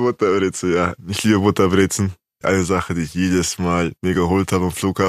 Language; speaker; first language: German; native; German